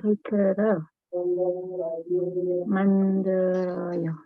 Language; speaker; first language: Korean; non-native, learner; Indonesian